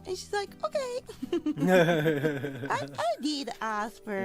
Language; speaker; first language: English; non-native, fluent; Italian